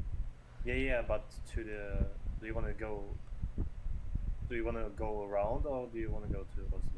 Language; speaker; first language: English; non-native, learner; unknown